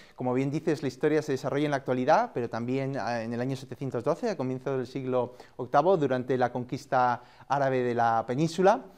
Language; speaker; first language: Spanish; native; Spanish